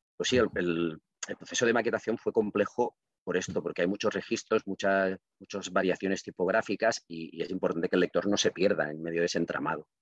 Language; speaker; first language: Spanish; non-native, local second language; Catalan